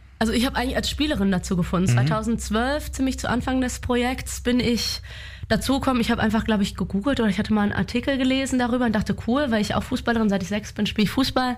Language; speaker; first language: German; native; German